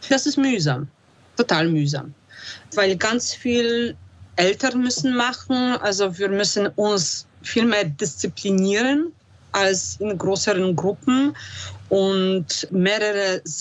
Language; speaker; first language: German; non-native, fluent; Polish